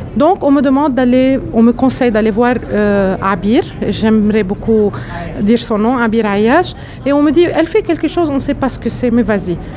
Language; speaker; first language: French; non-native, local second language; Arabic